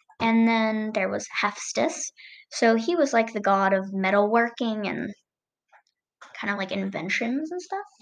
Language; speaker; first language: English; native; English